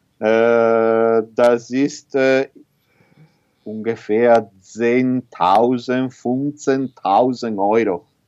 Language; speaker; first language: German; non-native, learner; Italian